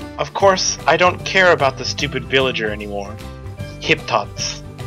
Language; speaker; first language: English; native; English